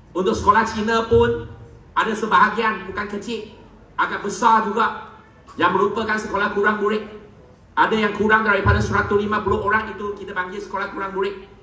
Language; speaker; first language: Malay; non-native, local second language; Chinese